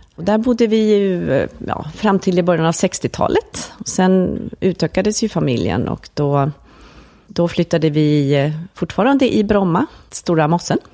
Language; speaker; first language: Swedish; early bilingual, other home language; Finnish